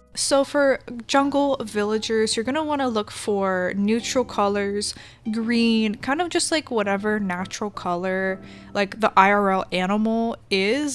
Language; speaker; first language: English; native; English